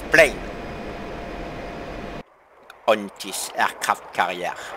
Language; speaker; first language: English; non-native, learner; French